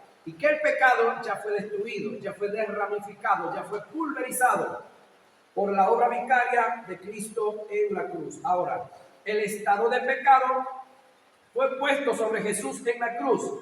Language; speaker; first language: Spanish; native; Spanish